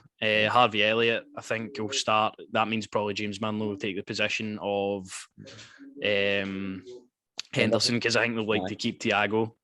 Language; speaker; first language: English; native; English